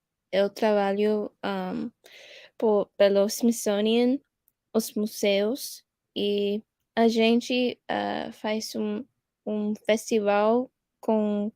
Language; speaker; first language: Portuguese; non-native, fluent; English